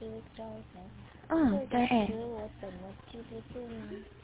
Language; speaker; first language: Chinese; non-native, learner; Korean